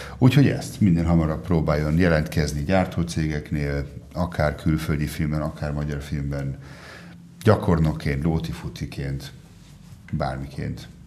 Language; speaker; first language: Hungarian; early bilingual, heritage; Hungarian